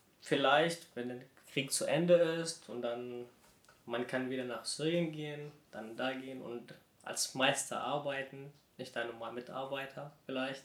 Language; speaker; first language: German; non-native, learner; Arabic